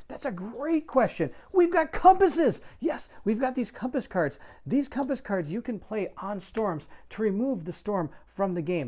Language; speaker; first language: English; native; English